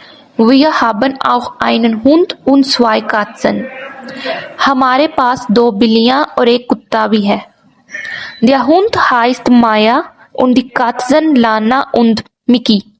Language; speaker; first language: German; non-native, learner; Urdu